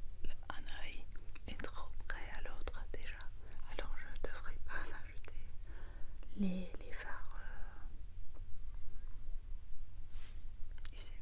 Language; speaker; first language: French; non-native, learner; English